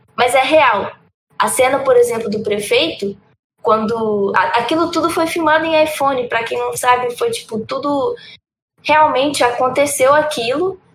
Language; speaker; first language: Portuguese; early bilingual, heritage; Portuguese